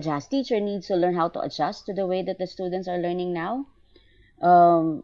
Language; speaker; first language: English; non-native, local second language; Filipino